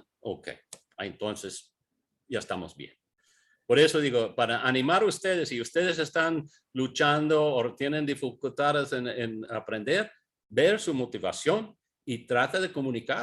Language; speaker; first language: Spanish; non-native, fluent; English